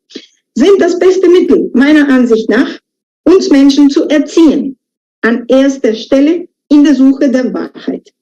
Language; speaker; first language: German; non-native, fluent; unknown